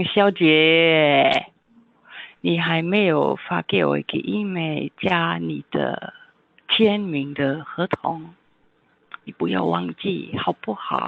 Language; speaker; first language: Chinese; non-native, fluent; German